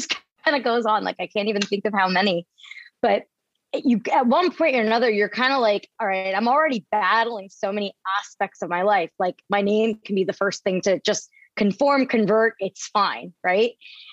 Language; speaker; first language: English; native; English